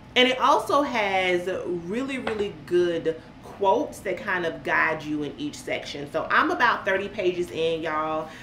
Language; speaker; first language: English; native; English